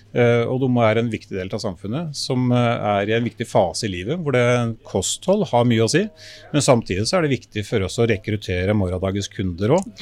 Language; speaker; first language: Norwegian; native; Norwegian